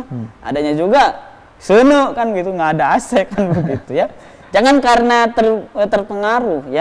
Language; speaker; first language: Indonesian; native; Indonesian